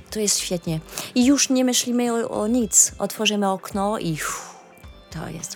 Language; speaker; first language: Polish; non-native, learner; French